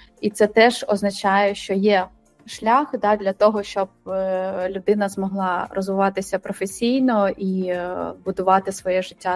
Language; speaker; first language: Ukrainian; non-native, local second language; Russian